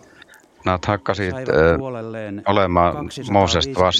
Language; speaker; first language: Finnish; non-native, learner; Estonian